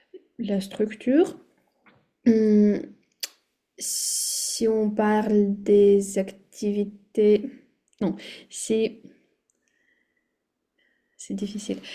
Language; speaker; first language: French; non-native, fluent; Russian